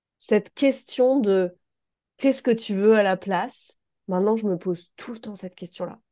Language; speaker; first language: French; native; French